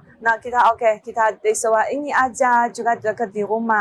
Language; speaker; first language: Indonesian; non-native, learner; Chinese